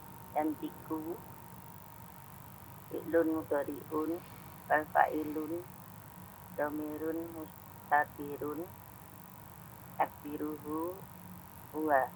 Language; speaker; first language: Arabic; non-native, learner; Indonesian